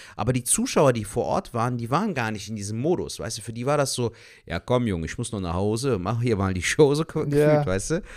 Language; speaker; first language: German; native; German